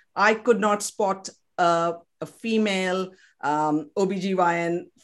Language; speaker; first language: English; non-native, local second language; Kannada